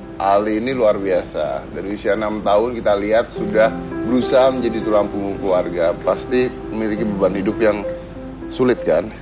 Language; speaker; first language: Indonesian; native; Indonesian